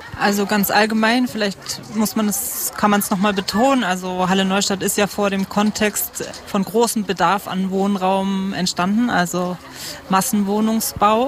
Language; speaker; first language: German; native; German